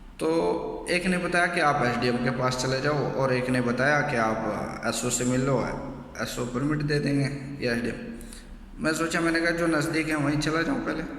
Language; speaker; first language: Urdu; native; Urdu